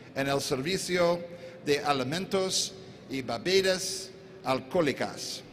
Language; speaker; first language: Spanish; non-native, fluent; English